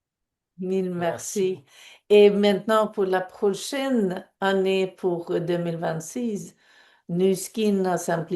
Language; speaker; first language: French; non-native, fluent; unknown